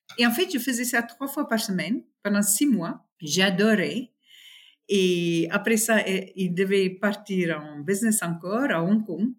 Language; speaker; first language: French; non-native, fluent; Afrikaans